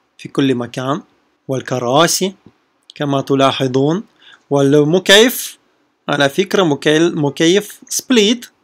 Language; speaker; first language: Arabic; non-native, fluent; Russian